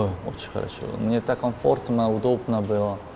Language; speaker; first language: Russian; non-native, learner; Korean